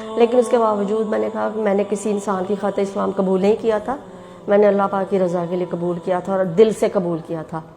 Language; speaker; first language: Urdu; native; Urdu